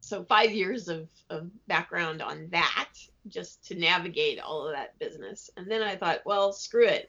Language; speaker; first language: English; native; English